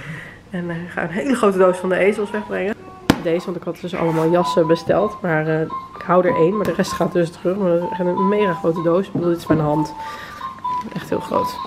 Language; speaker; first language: Dutch; native; Dutch